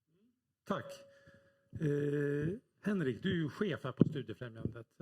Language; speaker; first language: Swedish; native; Swedish